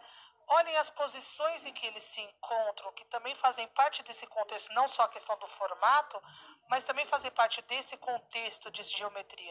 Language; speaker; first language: Portuguese; native; Portuguese